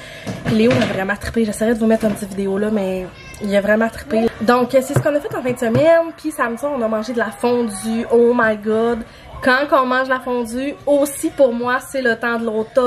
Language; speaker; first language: French; native; French